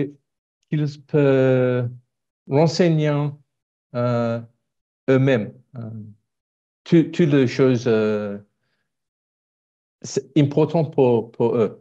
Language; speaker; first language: French; non-native, learner; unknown